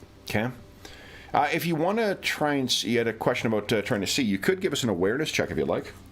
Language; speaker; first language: English; native; English